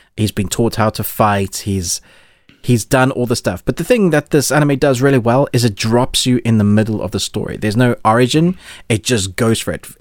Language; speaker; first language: English; native; English